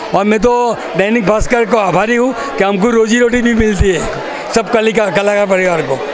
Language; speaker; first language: Hindi; non-native, local second language; Gujarati